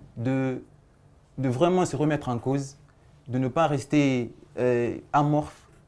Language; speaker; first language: French; non-native, local second language; Fula